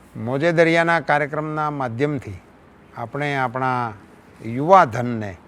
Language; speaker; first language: Gujarati; native; Gujarati